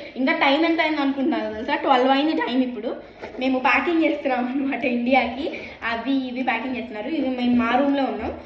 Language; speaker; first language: Telugu; early bilingual, heritage; Telugu